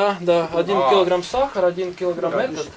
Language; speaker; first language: Russian; non-native, learner; Latvian